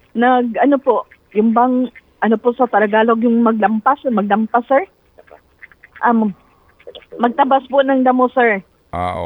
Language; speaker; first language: Filipino; non-native, local second language; Cebuano